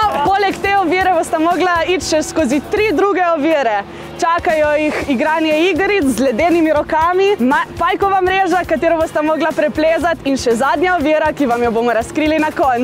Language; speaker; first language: Slovenian; native; Slovenian